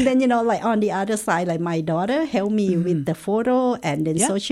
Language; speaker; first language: English; non-native, learner; Thai